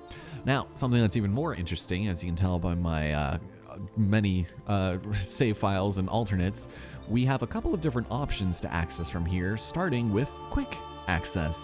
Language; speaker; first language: English; native; English